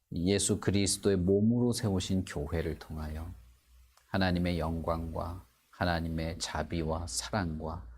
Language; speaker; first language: Korean; native; Korean